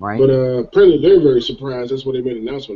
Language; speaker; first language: English; native; English